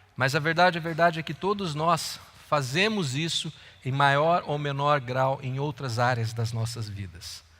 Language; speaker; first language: Portuguese; native; Portuguese